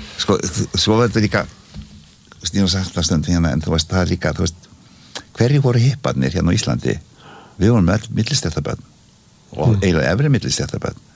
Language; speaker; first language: Icelandic; early bilingual, heritage; Icelandic